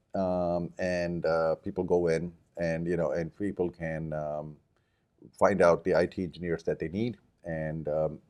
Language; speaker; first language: English; early bilingual, other home language; Japanese